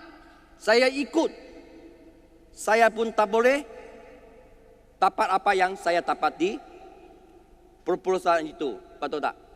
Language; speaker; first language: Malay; non-native, learner; Chinese